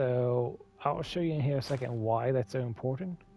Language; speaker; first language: English; native; English